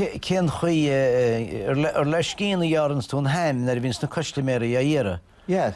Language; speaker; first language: Irish; native; Irish